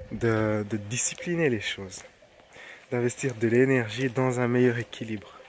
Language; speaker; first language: French; non-native, fluent; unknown